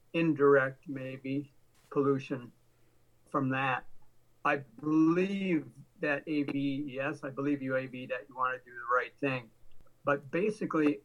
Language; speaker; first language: English; native; English